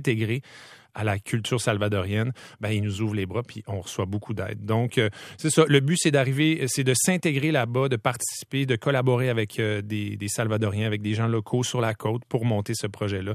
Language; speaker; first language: French; native; French